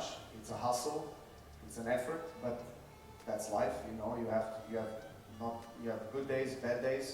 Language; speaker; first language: English; non-native, fluent; Serbian